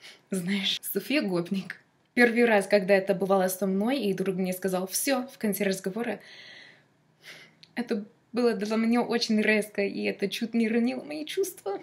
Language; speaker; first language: Russian; non-native, fluent; English